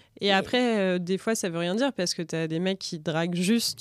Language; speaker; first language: French; native; French